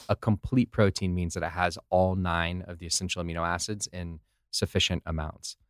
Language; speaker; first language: English; native; English